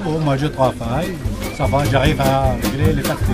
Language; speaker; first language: French; non-native, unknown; Arabic